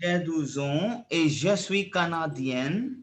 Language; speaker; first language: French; non-native, fluent; Hindi